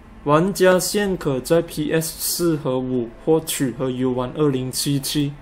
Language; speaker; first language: Chinese; native; Chinese